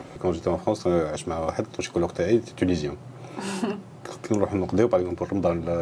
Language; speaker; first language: French; non-native, local second language; Arabic